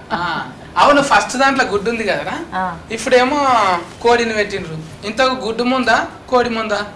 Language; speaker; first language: Telugu; native; Telugu